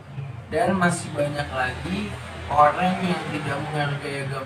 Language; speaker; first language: Indonesian; native; Indonesian